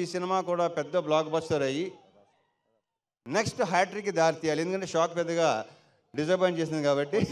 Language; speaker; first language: Telugu; native; Telugu